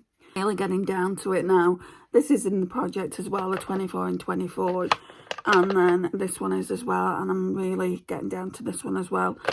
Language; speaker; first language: English; native; English